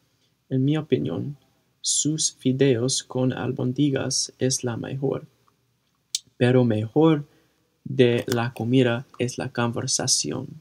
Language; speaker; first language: Spanish; early bilingual, heritage; Spanish